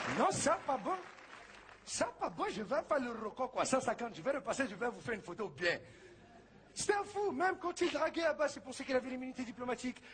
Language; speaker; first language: French; early bilingual, other home language; Arabic